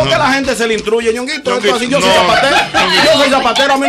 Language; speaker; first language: Spanish; native; Spanish